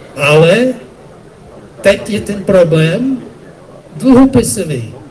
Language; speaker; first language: Czech; non-native, fluent; English